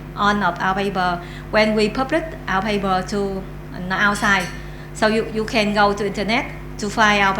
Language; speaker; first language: English; non-native, learner; Vietnamese